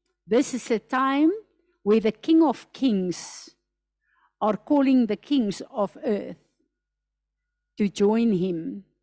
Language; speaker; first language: English; non-native, local second language; Afrikaans